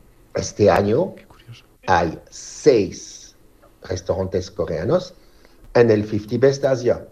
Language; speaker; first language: Spanish; non-native, fluent; French